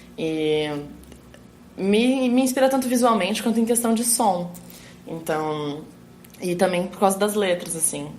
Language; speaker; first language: Portuguese; native; Portuguese